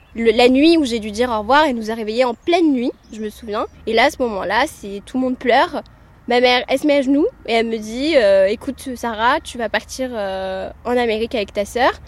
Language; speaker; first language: French; early bilingual, other home language; Amharic